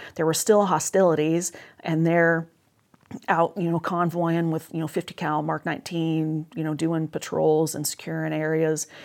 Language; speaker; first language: English; native; English